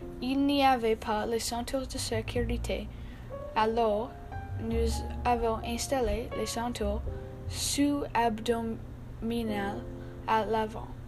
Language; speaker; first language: French; non-native, learner; English